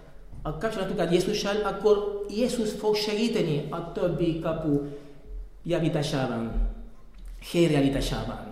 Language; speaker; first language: Hungarian; non-native, fluent; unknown